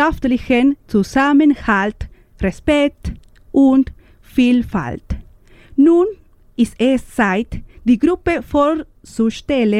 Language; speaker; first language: German; non-native, learner; Spanish